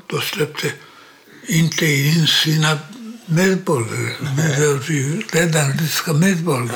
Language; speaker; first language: Swedish; non-native, learner; Polish